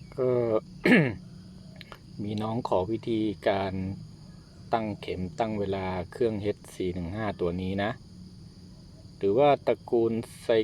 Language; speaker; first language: Thai; native; Thai